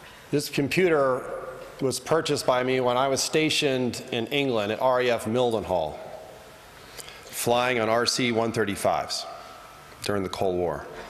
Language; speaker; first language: English; native; English